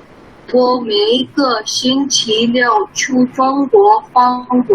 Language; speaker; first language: Chinese; non-native, learner; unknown